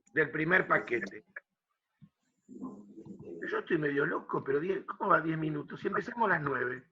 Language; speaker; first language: Spanish; native; Spanish